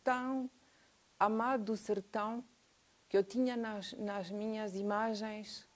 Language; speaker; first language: Portuguese; non-native, fluent; Romanian